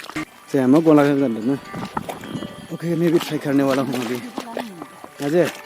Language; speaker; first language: Hindi; non-native, local second language; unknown